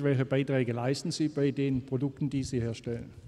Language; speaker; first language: German; native; German